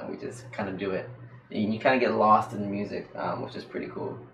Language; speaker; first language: English; native; English